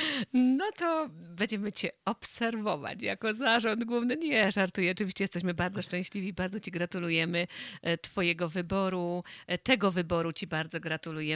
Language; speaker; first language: Polish; native; Polish